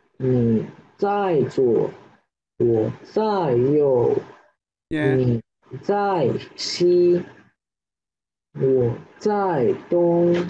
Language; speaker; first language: Chinese; non-native, learner; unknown